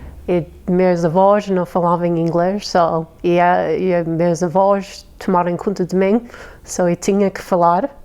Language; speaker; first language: Portuguese; early bilingual, heritage; Portuguese